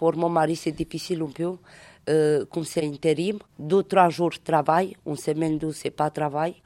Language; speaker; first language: French; non-native, learner; Romanian